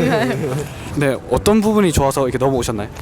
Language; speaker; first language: Korean; native; Korean